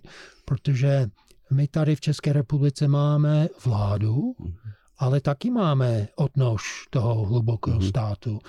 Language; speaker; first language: Czech; non-native, fluent; English